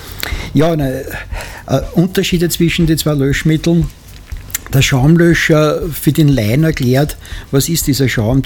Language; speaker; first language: German; native; German